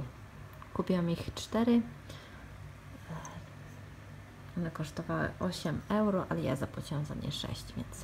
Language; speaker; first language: Polish; non-native, fluent; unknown